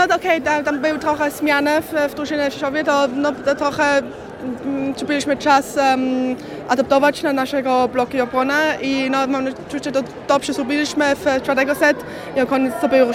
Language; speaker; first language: Polish; early bilingual, heritage; Polish